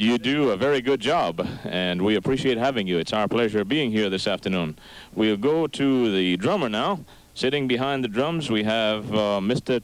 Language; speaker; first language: English; early bilingual, other home language; French